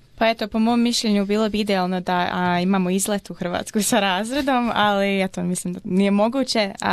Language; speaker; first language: Croatian; early bilingual, heritage; Croatian